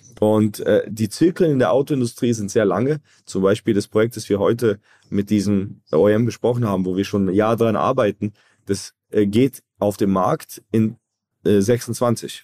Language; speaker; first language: German; early bilingual, other home language; Croatian